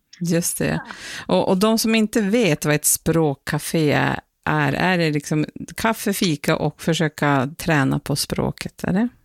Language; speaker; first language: Swedish; native; Swedish